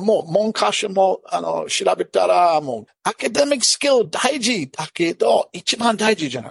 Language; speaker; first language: Japanese; non-native, fluent; English